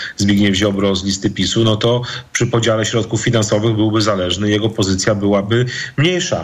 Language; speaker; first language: Polish; native; Polish